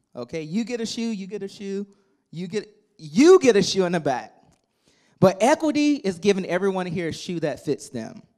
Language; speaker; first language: English; native; English